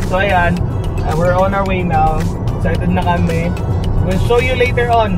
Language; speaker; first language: English; non-native, local second language; Filipino